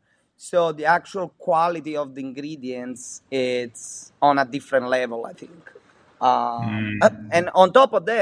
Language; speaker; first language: English; non-native, fluent; Italian